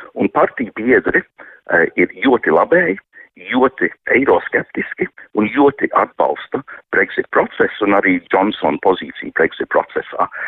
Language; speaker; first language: Latvian; early bilingual, heritage; Latvian